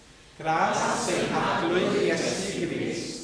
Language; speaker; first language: Welsh; native; Welsh